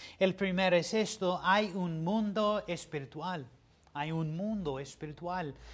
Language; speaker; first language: Spanish; non-native, fluent; English